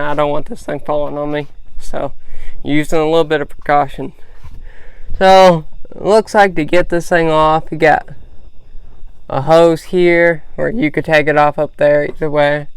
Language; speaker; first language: English; native; English